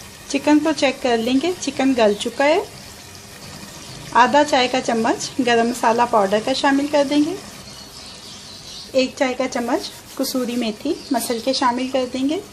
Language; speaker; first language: Urdu; native; Urdu